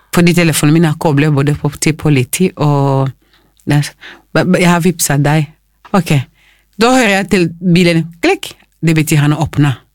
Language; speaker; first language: Norwegian; non-native, fluent; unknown